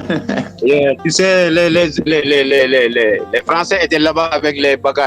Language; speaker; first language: French; non-native, local second language; Wolof